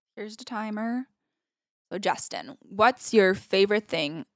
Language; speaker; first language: English; non-native, fluent; Italian